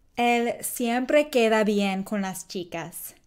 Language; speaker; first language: Spanish; non-native, fluent; English